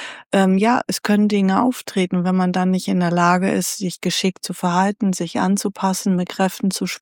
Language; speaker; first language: German; native; German